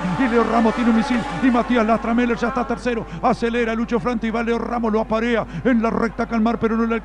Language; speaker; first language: Spanish; native; Spanish